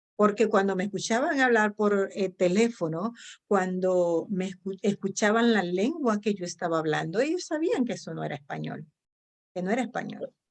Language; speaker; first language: Spanish; non-native, local second language; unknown